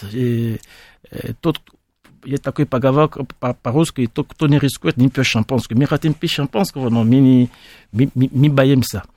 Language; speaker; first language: Russian; non-native, fluent; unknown